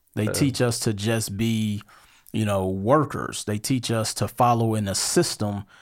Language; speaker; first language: English; native; English